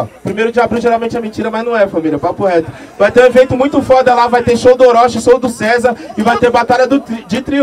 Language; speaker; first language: Portuguese; native; Portuguese